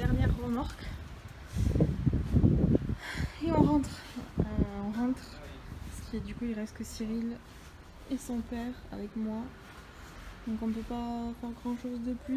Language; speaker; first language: French; native; French